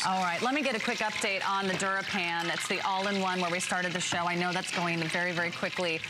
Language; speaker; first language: English; native; English